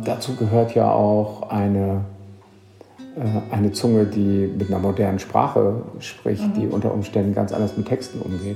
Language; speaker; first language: German; native; German